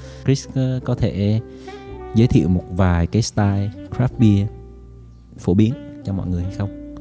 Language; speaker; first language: Vietnamese; native; Vietnamese